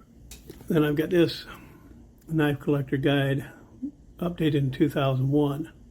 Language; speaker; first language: English; native; English